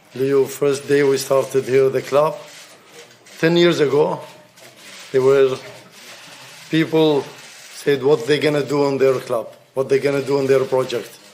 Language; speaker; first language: English; non-native, fluent; Arabic